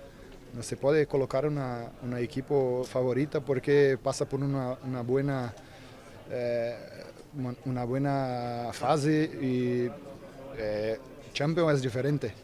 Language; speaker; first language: Spanish; non-native, fluent; Portuguese